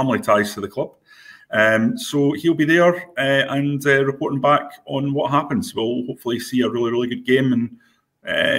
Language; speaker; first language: English; native; English